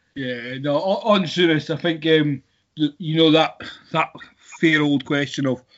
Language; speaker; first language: English; native; English